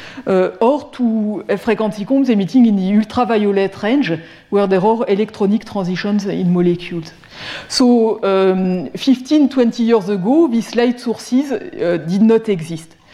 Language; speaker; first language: English; non-native, fluent; French